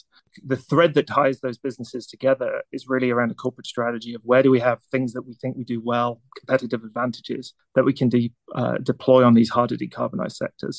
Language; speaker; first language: English; native; English